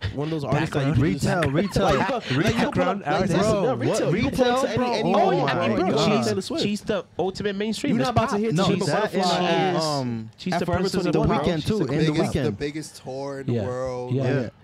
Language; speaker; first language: English; native; English